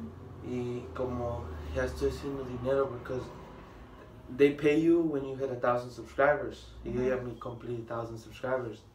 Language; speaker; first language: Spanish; early bilingual, heritage; Spanish